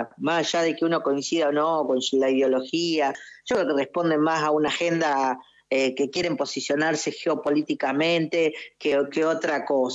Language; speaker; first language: Spanish; native; Spanish